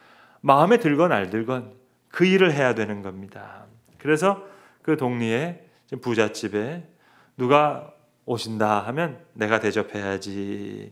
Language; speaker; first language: Korean; native; Korean